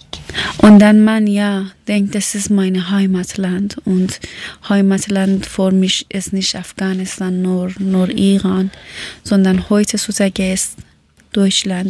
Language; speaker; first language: German; non-native, learner; Persian